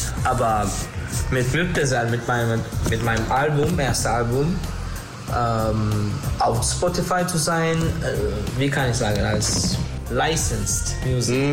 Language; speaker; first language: German; non-native, learner; Turkish